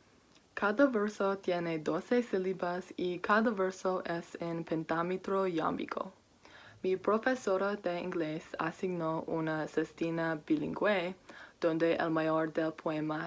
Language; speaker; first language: Spanish; non-native, learner; English